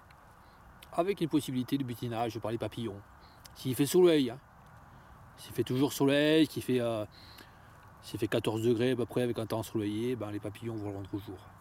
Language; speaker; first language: French; native; French